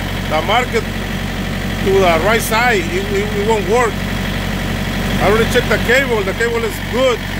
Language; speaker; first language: English; non-native, learner; Spanish